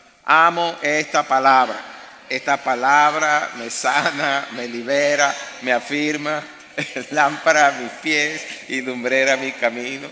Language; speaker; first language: Spanish; native; Spanish